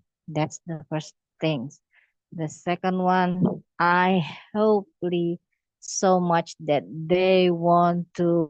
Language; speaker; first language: English; non-native, learner; Indonesian